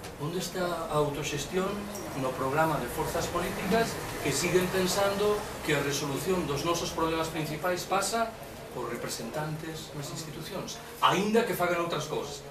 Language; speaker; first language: Galician; non-native, local second language; Spanish